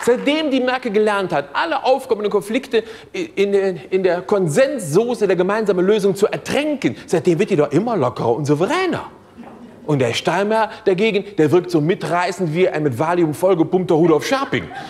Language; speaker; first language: German; native; German